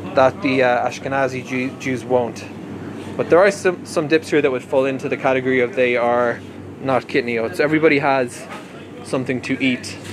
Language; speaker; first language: English; native; English